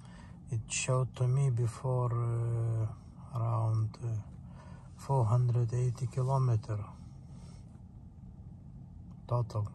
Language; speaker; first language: English; non-native, learner; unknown